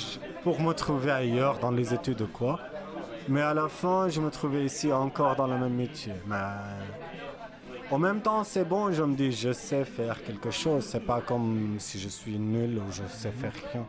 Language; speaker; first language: French; non-native, fluent; Arabic